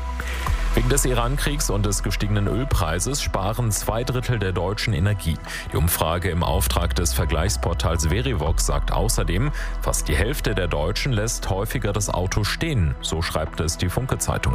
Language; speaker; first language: German; native; German